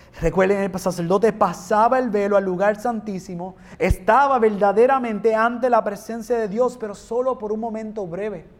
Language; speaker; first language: Spanish; non-native, fluent; English